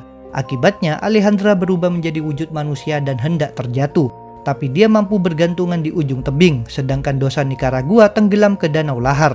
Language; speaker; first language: Indonesian; native; Indonesian